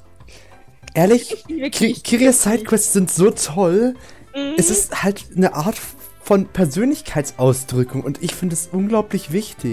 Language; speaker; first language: German; native; German